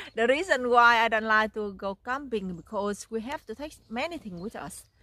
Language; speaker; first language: English; non-native, learner; Vietnamese